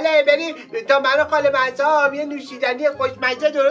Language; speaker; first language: Persian; native; Persian